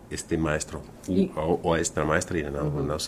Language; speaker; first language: Portuguese; non-native, fluent; Finnish